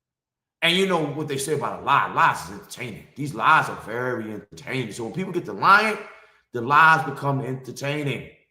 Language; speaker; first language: English; native; English